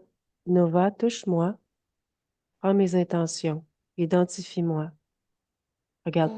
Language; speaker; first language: French; native; French